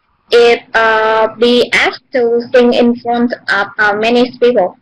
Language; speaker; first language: English; non-native, learner; Vietnamese